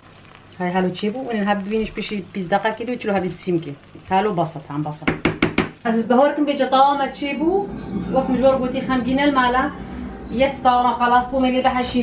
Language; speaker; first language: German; non-native, learner; Kurdish